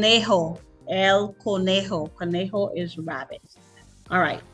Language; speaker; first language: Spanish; non-native, fluent; English